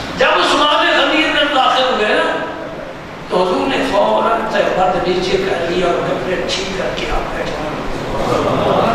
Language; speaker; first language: Urdu; non-native, local second language; Punjabi